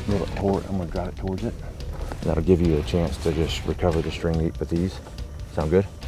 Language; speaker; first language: English; native; English